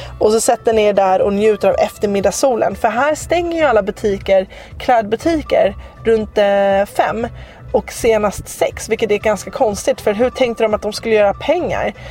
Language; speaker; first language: Swedish; native; Swedish